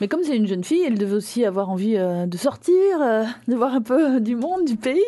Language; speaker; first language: French; native; French